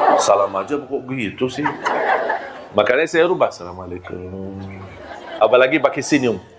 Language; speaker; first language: Malay; non-native, fluent; Arabic